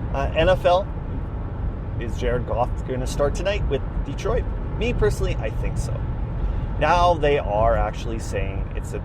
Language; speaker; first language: English; native; English